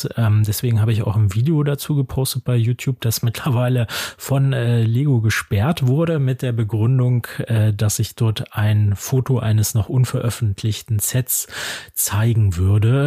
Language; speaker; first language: German; native; German